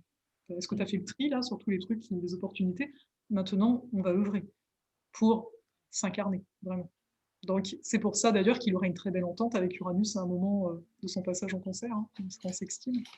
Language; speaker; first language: French; native; French